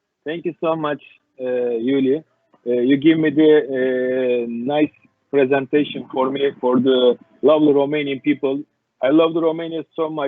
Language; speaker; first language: English; non-native, learner; Turkish